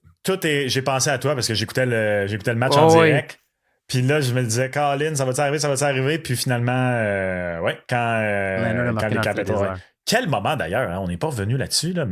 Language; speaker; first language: French; native; French